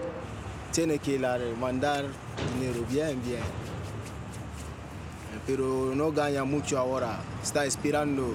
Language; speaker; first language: Spanish; non-native, learner; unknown